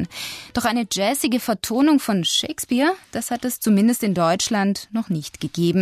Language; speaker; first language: German; native; German